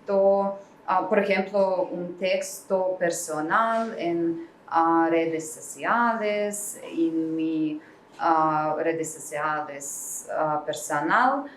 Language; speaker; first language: Spanish; non-native, learner; Russian